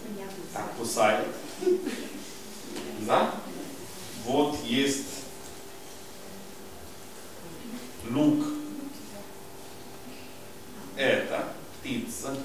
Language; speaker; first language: Russian; non-native, learner; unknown